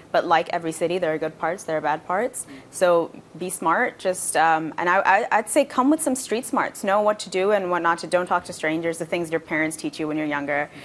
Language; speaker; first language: English; non-native, local second language; Bangla